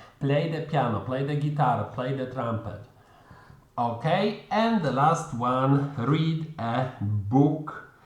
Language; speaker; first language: English; non-native, fluent; Polish